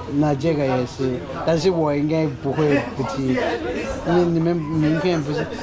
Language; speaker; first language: Chinese; non-native, fluent; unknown